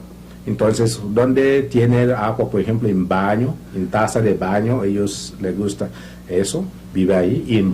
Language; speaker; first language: Spanish; non-native, learner; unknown